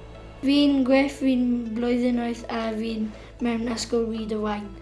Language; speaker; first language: Welsh; non-native, local second language; English